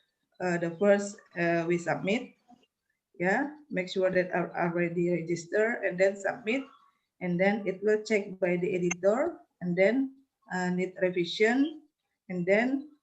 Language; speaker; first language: English; non-native, learner; Indonesian